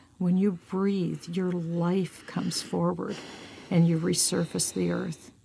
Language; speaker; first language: English; native; English